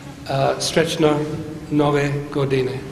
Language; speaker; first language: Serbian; non-native, learner; English